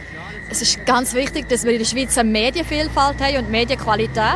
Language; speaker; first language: German; native; German